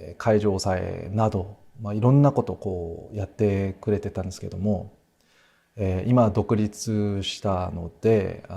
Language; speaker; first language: Japanese; non-native, fluent; Korean